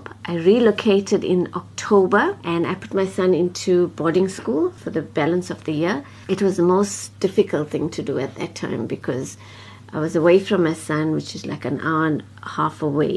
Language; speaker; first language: English; native; English